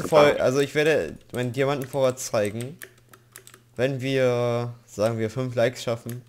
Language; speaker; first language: German; native; German